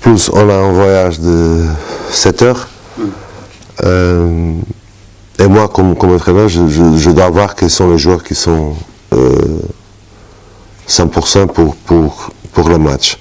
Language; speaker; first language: French; non-native, fluent; Portuguese